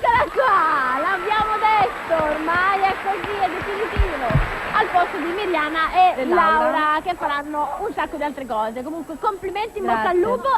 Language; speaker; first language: Italian; native; Italian